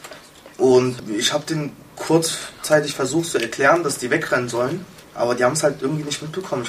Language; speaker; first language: German; early bilingual, other home language; Kurdish